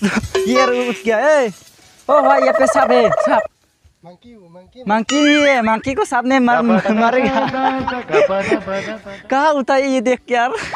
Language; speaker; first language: Hindi; non-native, local second language; Bodo